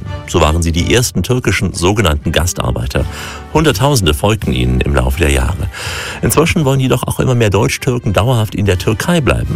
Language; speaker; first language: German; native; German